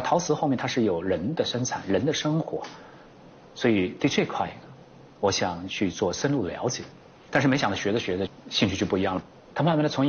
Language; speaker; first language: Chinese; native; Chinese